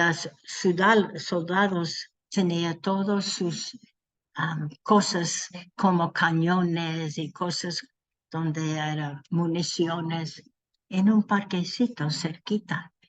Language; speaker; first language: Spanish; non-native, learner; English